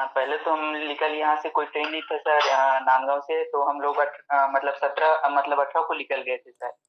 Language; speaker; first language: Hindi; native; Hindi